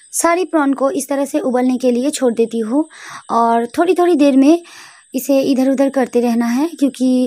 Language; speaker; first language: Hindi; non-native, local second language; Bangla